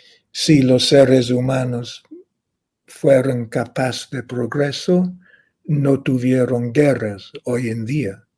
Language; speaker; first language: Spanish; non-native, fluent; English